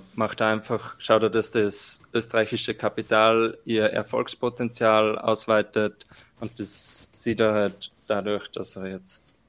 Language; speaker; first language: German; native; German